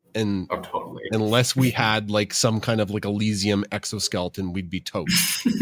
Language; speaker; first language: English; native; English